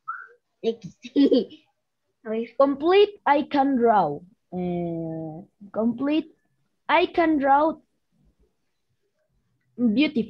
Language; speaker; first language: English; non-native, learner; Spanish